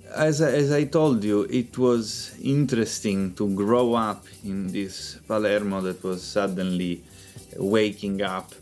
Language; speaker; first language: English; non-native, fluent; Italian